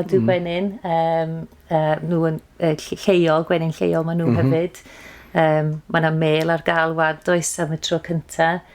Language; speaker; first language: Welsh; native; Welsh